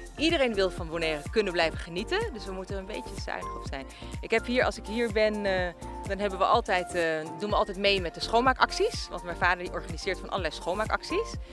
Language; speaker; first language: Dutch; native; Dutch